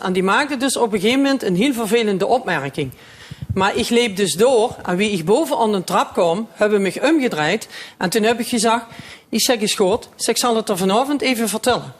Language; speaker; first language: Dutch; non-native, local second language; Limburgish